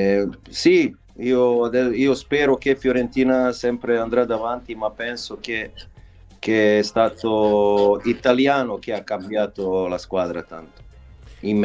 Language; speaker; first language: Italian; non-native, fluent; Serbian